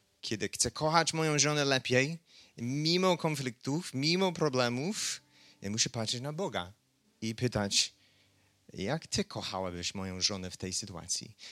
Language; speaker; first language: Polish; non-native, fluent; English